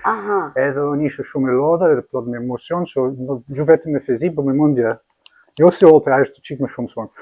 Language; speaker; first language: Albanian; non-native, learner; English